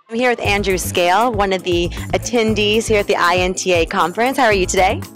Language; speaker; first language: English; native; English